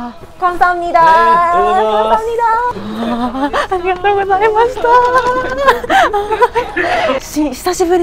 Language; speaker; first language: Korean; non-native, learner; Japanese